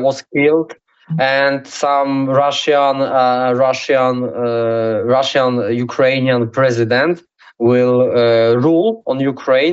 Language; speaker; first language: English; non-native, learner; Polish